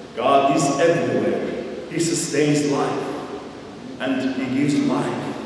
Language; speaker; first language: English; non-native, fluent; Armenian